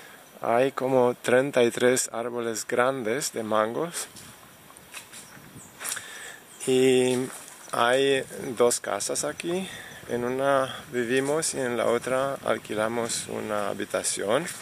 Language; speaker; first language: Spanish; non-native, fluent; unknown